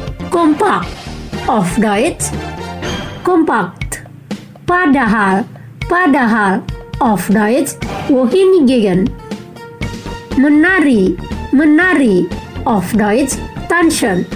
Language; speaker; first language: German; non-native, fluent; Indonesian